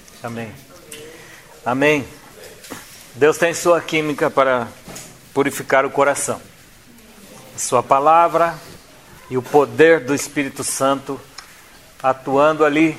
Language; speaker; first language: Portuguese; native; Portuguese